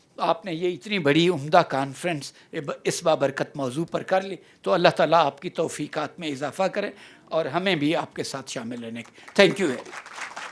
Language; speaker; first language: Urdu; non-native, local second language; Saraiki